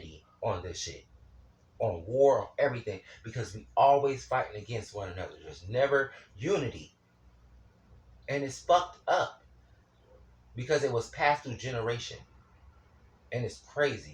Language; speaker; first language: English; native; English